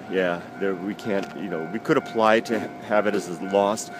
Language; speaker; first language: English; native; English